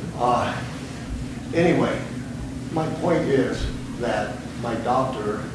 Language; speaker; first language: English; early bilingual, other home language; German